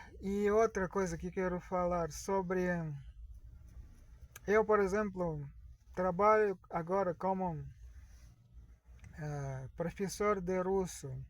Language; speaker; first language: Portuguese; non-native, learner; Russian